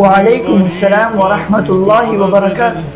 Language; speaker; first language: Arabic; non-native, learner; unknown